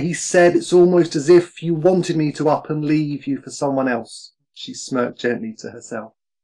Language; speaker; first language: English; native; English